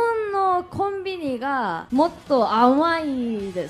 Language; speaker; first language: Japanese; non-native, learner; Korean